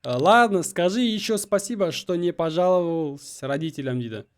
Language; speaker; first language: Russian; non-native, local second language; Kazakh